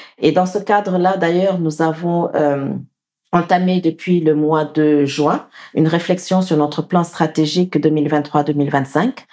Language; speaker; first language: French; non-native, local second language; Wolof